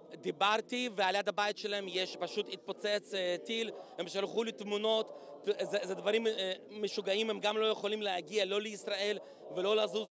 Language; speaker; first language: Hebrew; non-native, fluent; Russian